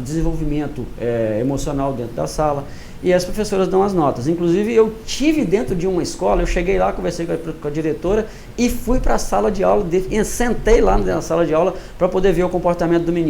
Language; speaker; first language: Portuguese; native; Portuguese